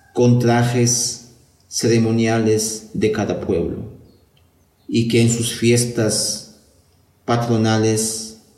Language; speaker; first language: Spanish; non-native, local second language; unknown